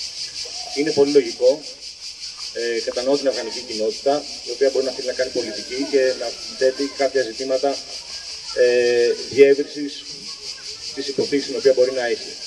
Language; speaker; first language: Greek; native; Greek